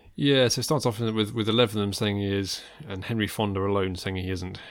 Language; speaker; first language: English; native; English